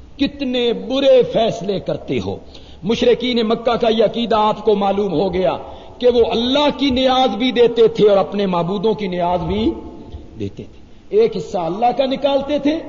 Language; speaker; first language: Urdu; non-native, local second language; Punjabi